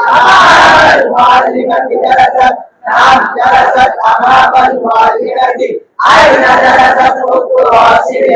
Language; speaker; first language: Arabic; non-native, learner; Bangla